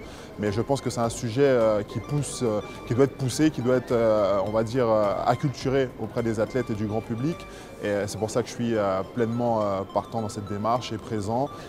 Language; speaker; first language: French; native; French